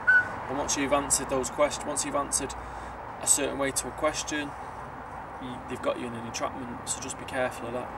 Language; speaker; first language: English; native; English